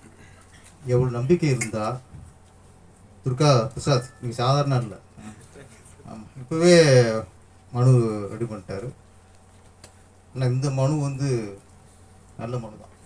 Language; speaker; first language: Tamil; native; Tamil